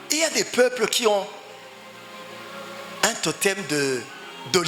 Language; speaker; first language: French; non-native, local second language; Rundi